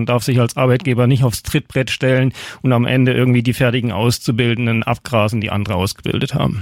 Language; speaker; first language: German; native; German